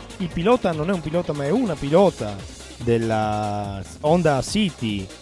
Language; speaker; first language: Italian; native; Italian